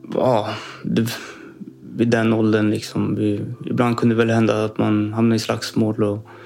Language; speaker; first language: Swedish; native; Swedish